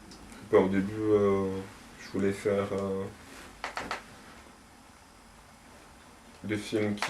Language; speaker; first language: French; non-native, local second language; Arabic